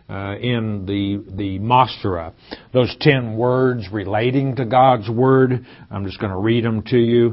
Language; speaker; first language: English; native; English